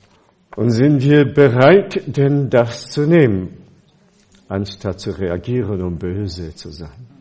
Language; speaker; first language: German; non-native, fluent; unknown